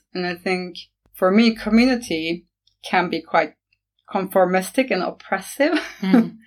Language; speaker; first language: English; non-native, fluent; Norwegian